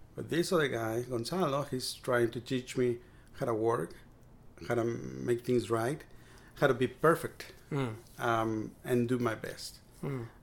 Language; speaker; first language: English; non-native, fluent; Spanish